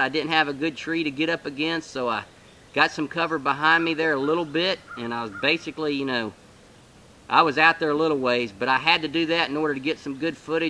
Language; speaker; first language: English; native; English